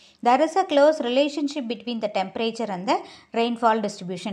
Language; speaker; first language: English; non-native, local second language; Tamil